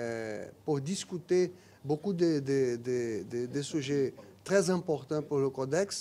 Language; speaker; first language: French; non-native, fluent; Portuguese